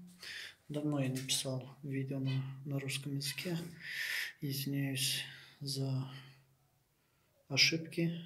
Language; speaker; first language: Russian; non-native, local second language; Romanian